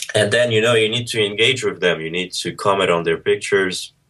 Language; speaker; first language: English; early bilingual, other home language; Russian